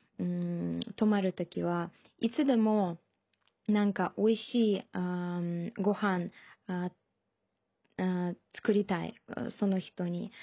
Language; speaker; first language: Japanese; non-native, learner; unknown